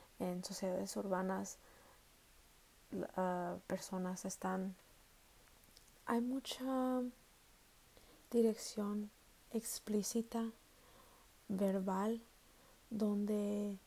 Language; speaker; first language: Spanish; early bilingual, heritage; Spanish